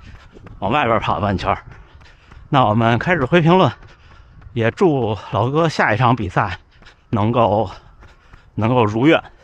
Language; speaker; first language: Chinese; native; Chinese